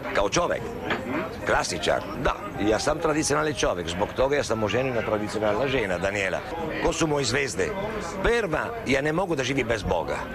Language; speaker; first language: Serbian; non-native, learner; Italian